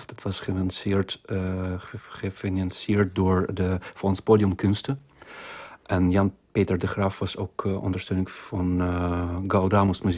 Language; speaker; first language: Dutch; non-native, fluent; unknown